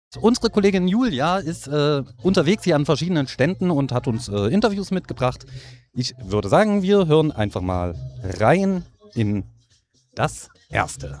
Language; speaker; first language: German; native; German